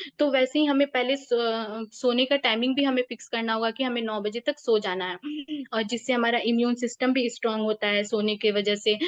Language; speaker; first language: Hindi; native; Hindi